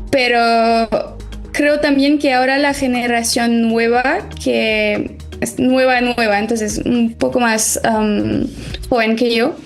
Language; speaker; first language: Spanish; non-native, fluent; French